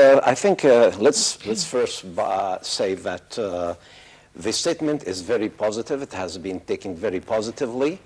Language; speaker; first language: English; non-native, fluent; Arabic